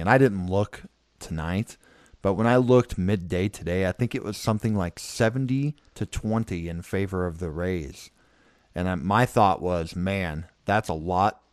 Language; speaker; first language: English; native; English